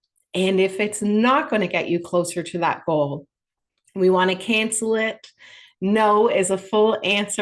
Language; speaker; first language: English; native; English